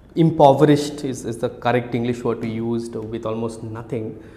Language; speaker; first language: English; non-native, local second language; Odia